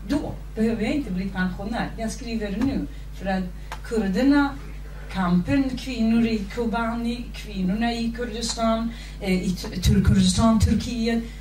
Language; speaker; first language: Swedish; non-native, fluent; Central Kurdish